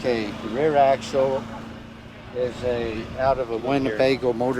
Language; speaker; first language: English; native; English